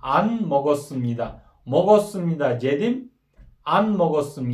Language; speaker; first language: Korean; non-native, fluent; Kyrgyz